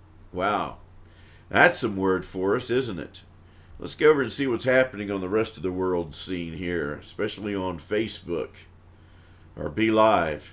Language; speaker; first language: English; native; English